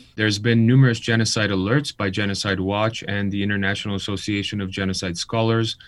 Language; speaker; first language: English; early bilingual, other home language; Armenian